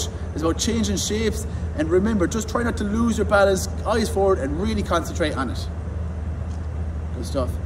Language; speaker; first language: English; native; English